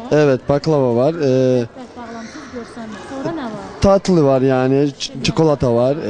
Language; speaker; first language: Turkish; non-native, learner; Georgian